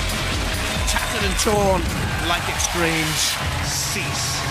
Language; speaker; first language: English; native; English